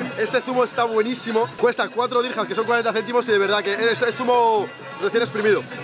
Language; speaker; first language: Spanish; early bilingual, other home language; Arabic